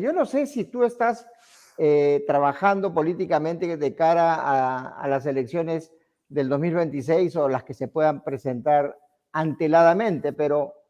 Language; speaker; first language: Spanish; native; Spanish